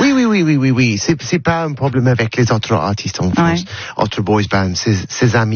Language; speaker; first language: French; non-native, learner; English